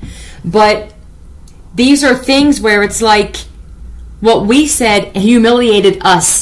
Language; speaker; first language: English; native; English